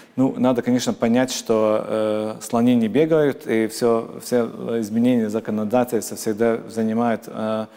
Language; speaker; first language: Russian; non-native, local second language; Latvian